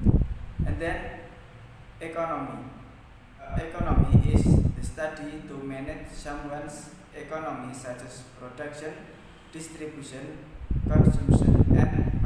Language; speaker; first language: English; non-native, learner; Indonesian